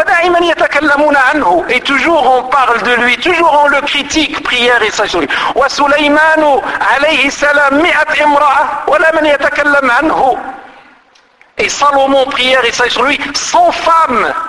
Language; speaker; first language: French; non-native, local second language; Arabic